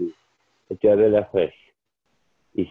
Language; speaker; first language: French; non-native, learner; Italian